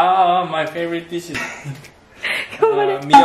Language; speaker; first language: English; non-native, learner; Korean